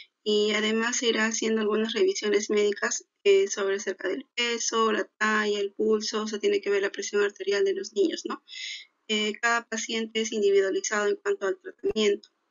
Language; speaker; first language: Spanish; native; Spanish